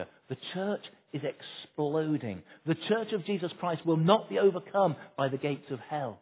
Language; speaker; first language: English; native; English